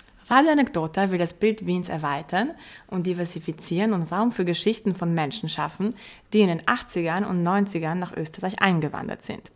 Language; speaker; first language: German; early bilingual, other home language; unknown